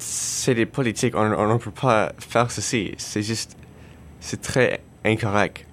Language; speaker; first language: French; non-native, learner; English